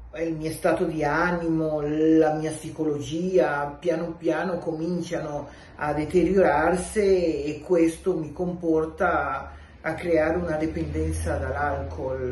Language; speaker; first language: Italian; non-native, local second language; Spanish